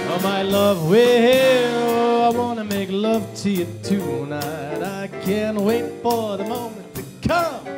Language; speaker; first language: English; native; English